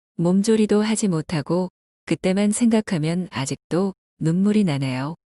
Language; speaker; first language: Korean; non-native, fluent; Chinese